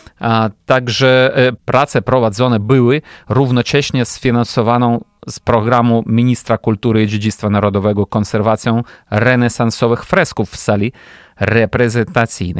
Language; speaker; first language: Polish; non-native, fluent; Ukrainian